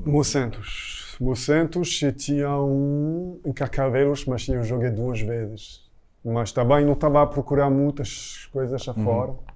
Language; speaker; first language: Portuguese; non-native, fluent; French